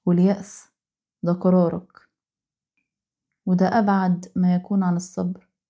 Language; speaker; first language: Arabic; native; Arabic